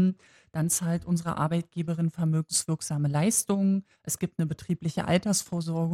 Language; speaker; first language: German; native; German